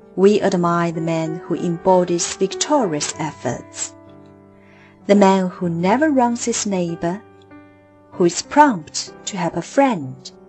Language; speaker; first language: English; non-native, fluent; Chinese